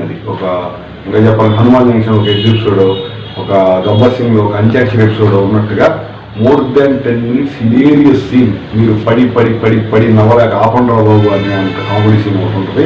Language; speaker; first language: Telugu; native; Telugu